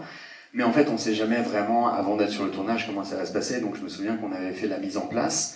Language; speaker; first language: French; native; French